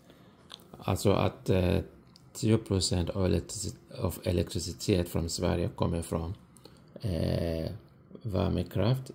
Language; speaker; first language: Swedish; non-native, fluent; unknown